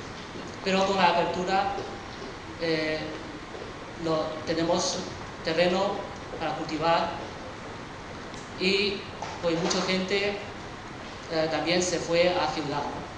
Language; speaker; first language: Spanish; early bilingual, other home language; Chinese